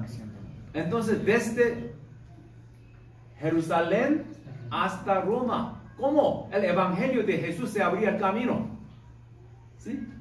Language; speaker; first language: Spanish; non-native, learner; Korean